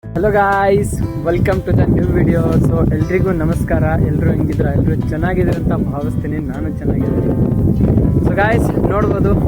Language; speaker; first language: Kannada; non-native, local second language; Lambadi